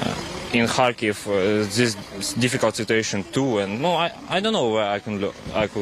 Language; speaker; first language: English; non-native, learner; Russian